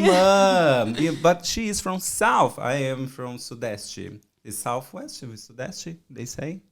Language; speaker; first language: English; non-native, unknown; Portuguese